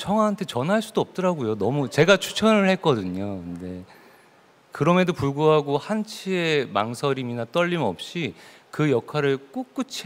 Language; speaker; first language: Korean; native; Korean